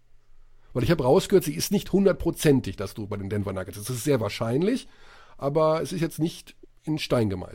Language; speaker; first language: German; native; German